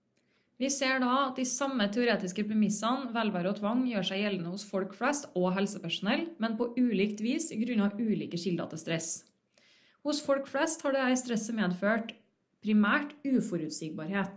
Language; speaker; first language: Norwegian; native; Norwegian